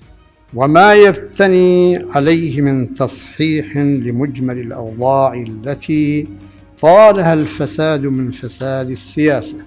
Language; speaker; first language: Arabic; native; Arabic